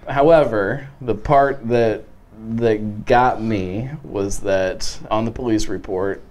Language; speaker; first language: English; native; English